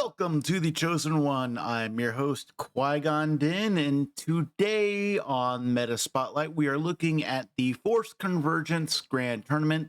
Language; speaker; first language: English; native; English